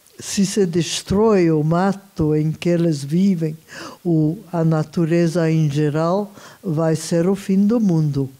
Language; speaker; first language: Portuguese; non-native, fluent; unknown